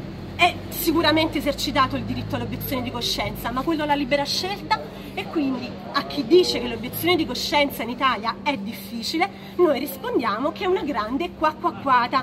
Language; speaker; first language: Italian; native; Italian